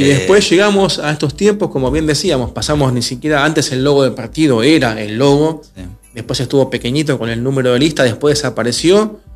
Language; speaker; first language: Spanish; native; Spanish